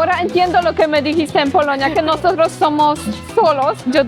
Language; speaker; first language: Spanish; non-native, fluent; Polish